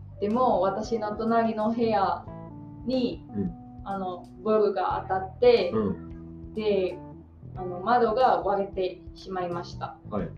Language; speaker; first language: Japanese; non-native, learner; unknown